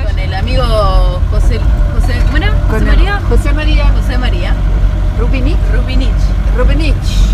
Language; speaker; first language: Spanish; non-native, fluent; Portuguese